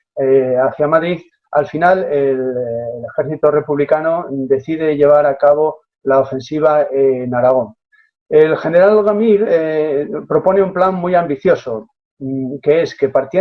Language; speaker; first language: Spanish; native; Spanish